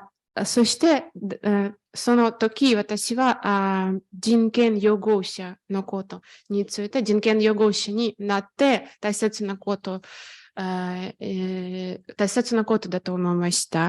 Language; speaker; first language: Japanese; non-native, fluent; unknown